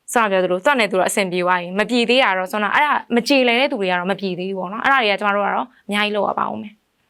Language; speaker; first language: Burmese; native; Burmese